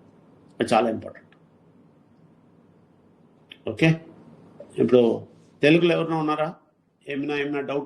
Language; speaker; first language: Telugu; non-native, learner; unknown